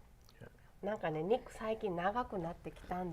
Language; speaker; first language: Japanese; native; Japanese